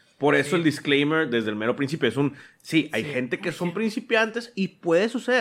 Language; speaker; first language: Spanish; native; Spanish